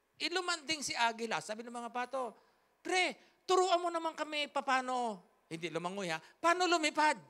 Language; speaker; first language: Filipino; native; Filipino